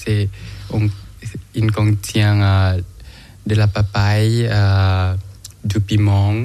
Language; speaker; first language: French; non-native, learner; Thai